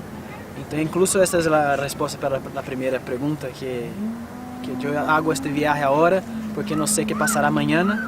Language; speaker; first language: Spanish; non-native, fluent; Portuguese